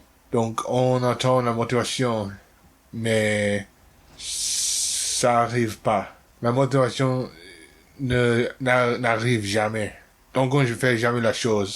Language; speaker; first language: French; non-native, learner; English